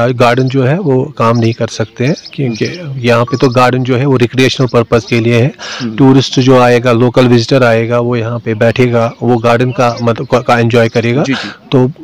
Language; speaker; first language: Hindi; non-native, local second language; Kashmiri